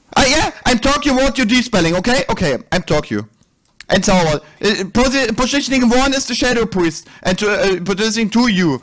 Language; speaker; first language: English; non-native, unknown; German